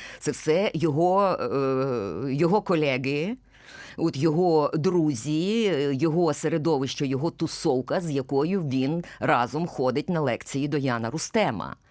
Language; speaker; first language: Ukrainian; native; Ukrainian